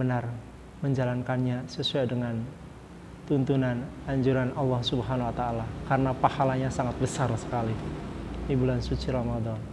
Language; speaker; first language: Indonesian; native; Indonesian